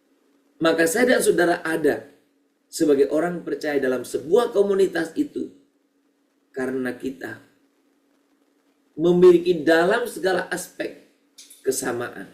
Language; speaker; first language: Indonesian; native; Indonesian